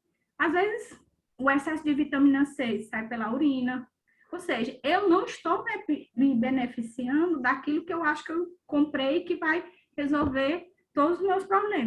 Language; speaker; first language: Portuguese; native; Portuguese